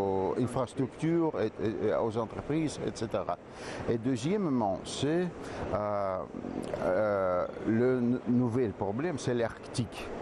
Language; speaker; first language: French; non-native, fluent; Russian